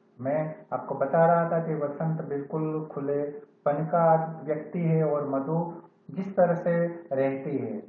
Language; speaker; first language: Hindi; non-native, local second language; Gujarati